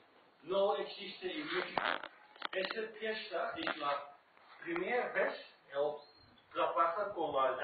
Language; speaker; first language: Spanish; non-native, learner; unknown